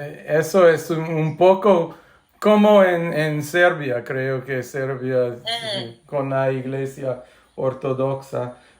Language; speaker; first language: Spanish; non-native, fluent; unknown